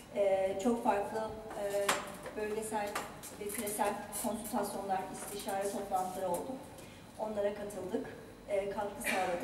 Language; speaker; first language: Turkish; native; Turkish